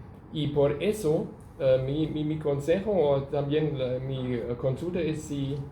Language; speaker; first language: Spanish; non-native, fluent; German